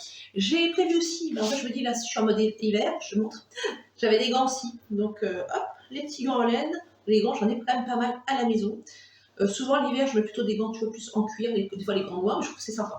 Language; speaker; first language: French; native; French